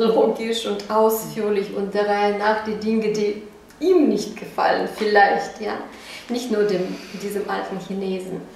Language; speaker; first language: German; non-native, fluent; Russian